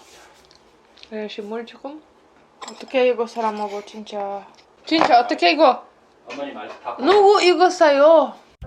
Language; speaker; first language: Korean; non-native, learner; Ukrainian